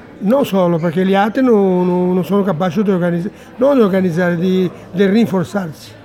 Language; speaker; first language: Italian; non-native, fluent; Portuguese